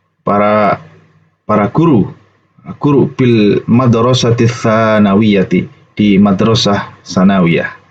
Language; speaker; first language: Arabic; non-native, fluent; Indonesian